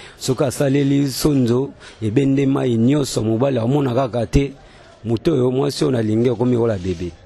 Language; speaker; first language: Lingala; non-native, local second language; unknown